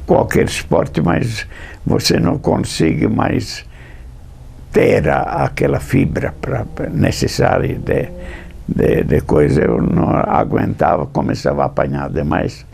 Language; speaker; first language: Portuguese; non-native, fluent; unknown